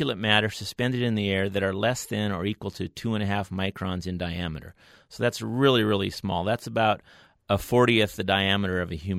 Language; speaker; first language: English; native; English